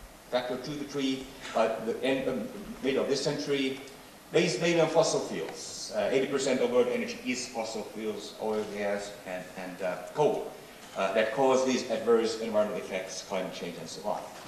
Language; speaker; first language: English; non-native, fluent; Swedish